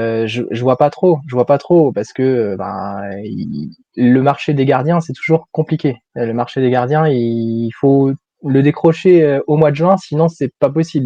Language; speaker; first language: French; native; French